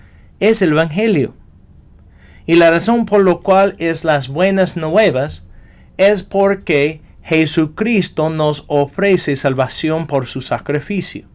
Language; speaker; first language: Spanish; non-native, fluent; English